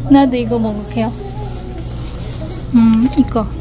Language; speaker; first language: Korean; non-native, learner; Filipino